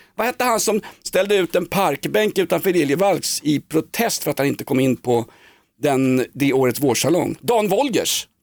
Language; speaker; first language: Swedish; native; Swedish